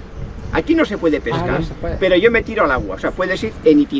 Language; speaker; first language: Spanish; native; Spanish